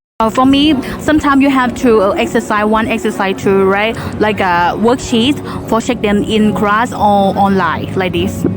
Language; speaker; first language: English; non-native, learner; Thai